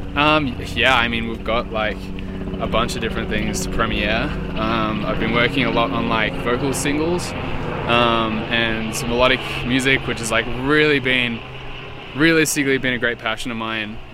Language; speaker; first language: English; native; English